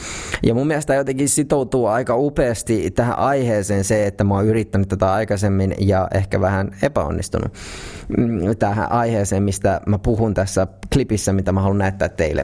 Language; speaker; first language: Finnish; native; Finnish